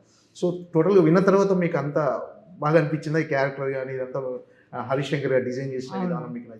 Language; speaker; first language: Telugu; native; Telugu